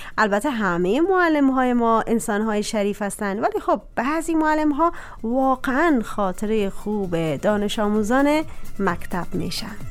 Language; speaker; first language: Persian; native; Persian